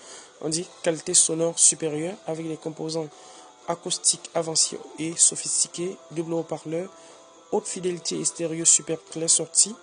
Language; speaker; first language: French; native; French